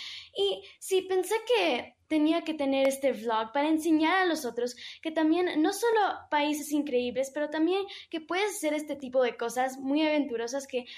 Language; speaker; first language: Spanish; early bilingual, heritage; English